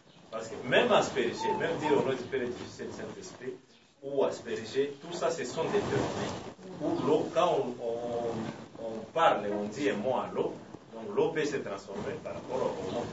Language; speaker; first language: French; non-native, local second language; Swahili